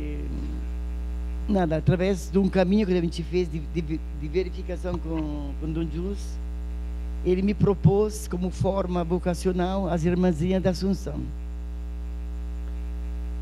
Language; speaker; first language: Portuguese; non-native, fluent; Italian